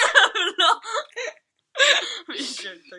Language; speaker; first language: French; native; French